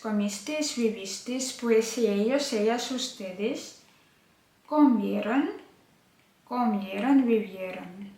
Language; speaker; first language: Spanish; non-native, fluent; Ukrainian